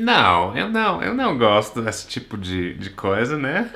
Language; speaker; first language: Portuguese; non-native, learner; English